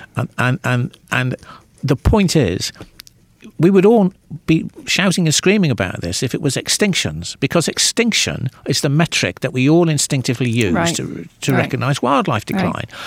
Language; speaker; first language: English; native; English